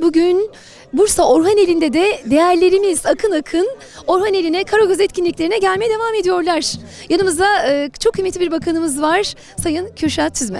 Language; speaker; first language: Turkish; native; Turkish